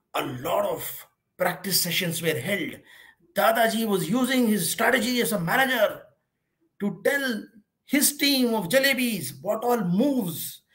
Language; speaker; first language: English; non-native, local second language; Hindi